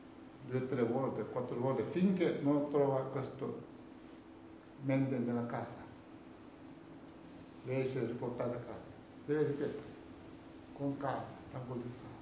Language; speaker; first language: Italian; non-native, learner; Tibetan